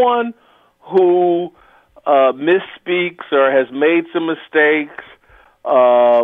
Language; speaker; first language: English; native; English